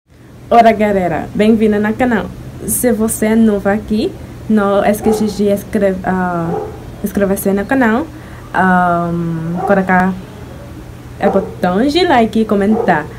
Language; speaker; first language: Portuguese; non-native, learner; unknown